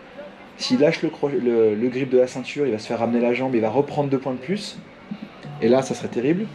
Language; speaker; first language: French; native; French